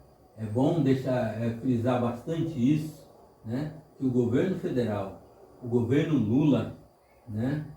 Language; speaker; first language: Portuguese; native; Portuguese